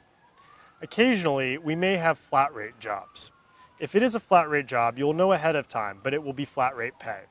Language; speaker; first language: English; native; English